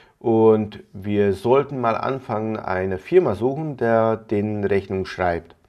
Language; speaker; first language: German; non-native, fluent; Hungarian